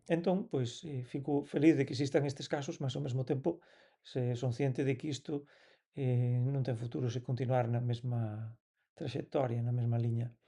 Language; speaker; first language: Galician; non-native, local second language; Spanish